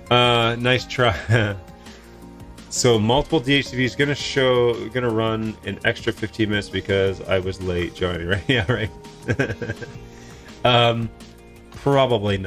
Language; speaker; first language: English; native; English